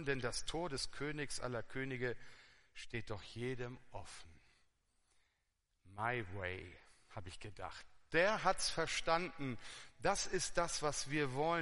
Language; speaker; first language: German; native; German